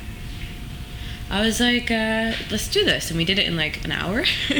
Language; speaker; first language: English; native; English